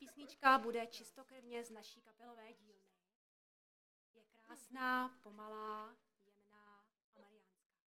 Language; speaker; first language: Czech; native; Czech